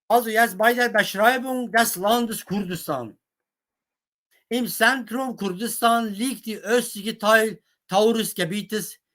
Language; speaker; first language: German; non-native, fluent; Kurdish